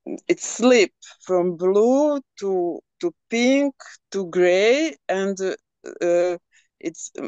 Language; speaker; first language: English; non-native, learner; Serbian